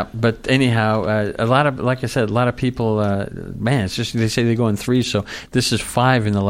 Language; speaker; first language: English; native; English